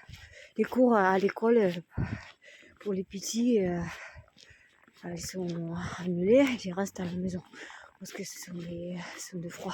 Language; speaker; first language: French; non-native, fluent; Russian